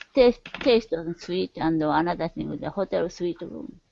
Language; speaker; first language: English; non-native, learner; Japanese